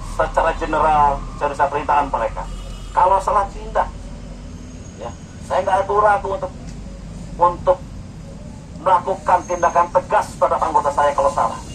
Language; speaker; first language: Indonesian; native; Indonesian